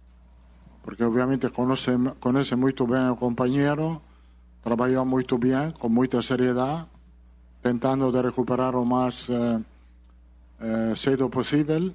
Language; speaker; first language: Portuguese; non-native, fluent; Italian